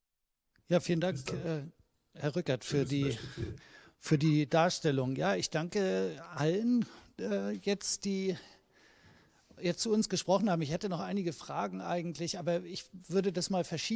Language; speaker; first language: German; native; German